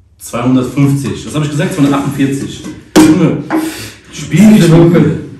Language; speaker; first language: German; early bilingual, other home language; Turkish